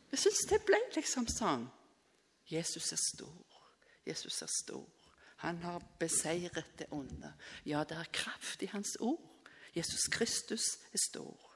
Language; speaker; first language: Norwegian; native; Norwegian